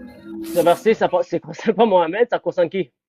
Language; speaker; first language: French; non-native, fluent; English